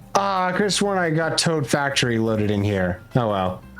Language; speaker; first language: English; native; English